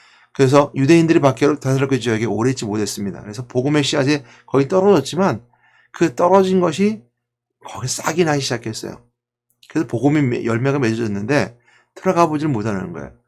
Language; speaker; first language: Korean; native; Korean